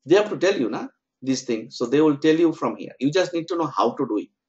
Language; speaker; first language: English; non-native, local second language; Bangla